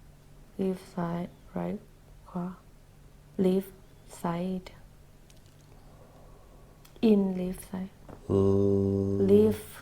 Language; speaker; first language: English; non-native, learner; Thai